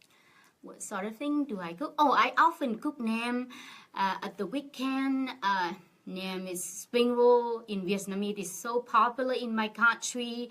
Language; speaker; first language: English; non-native, fluent; Vietnamese